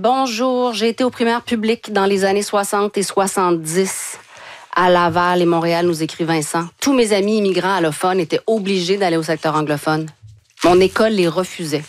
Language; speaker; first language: French; native; French